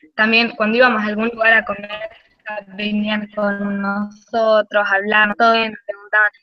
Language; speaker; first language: Spanish; native; Spanish